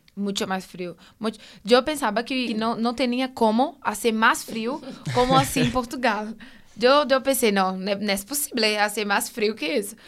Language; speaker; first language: Spanish; non-native, learner; Portuguese